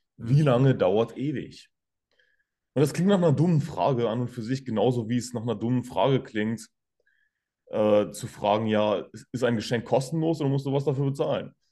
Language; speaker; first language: German; native; German